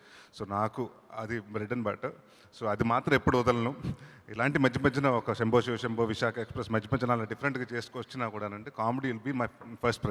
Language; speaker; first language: Telugu; native; Telugu